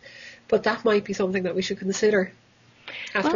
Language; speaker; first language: English; native; English